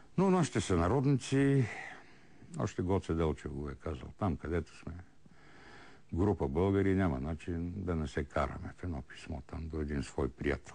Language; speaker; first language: Bulgarian; native; Bulgarian